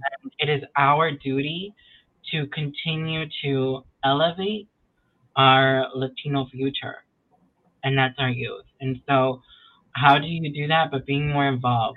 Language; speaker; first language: English; early bilingual, other home language; Spanish